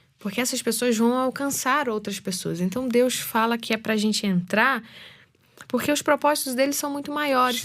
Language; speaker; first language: Portuguese; native; Portuguese